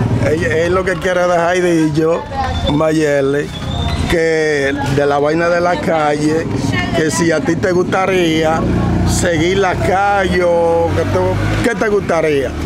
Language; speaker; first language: Spanish; native; Spanish